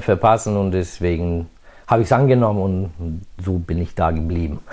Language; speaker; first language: German; non-native, fluent; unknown